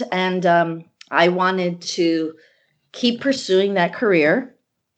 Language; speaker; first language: English; early bilingual, other home language; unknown